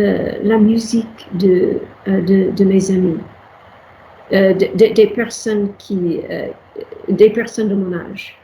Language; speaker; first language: French; non-native, fluent; English